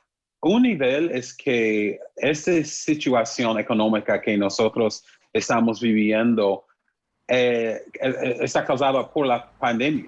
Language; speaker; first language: Spanish; non-native, fluent; English